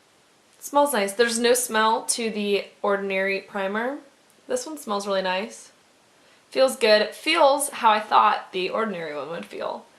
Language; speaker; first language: English; native; English